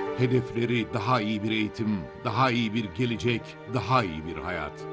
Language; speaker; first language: Turkish; native; Turkish